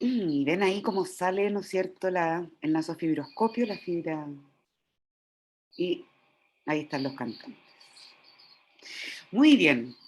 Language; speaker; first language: Spanish; native; Spanish